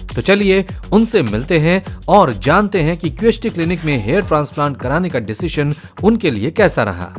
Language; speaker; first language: Hindi; native; Hindi